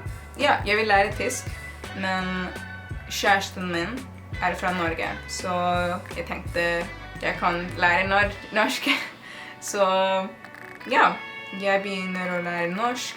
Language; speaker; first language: Norwegian; non-native, learner; Spanish